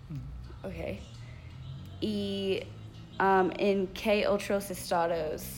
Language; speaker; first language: Spanish; non-native, learner; English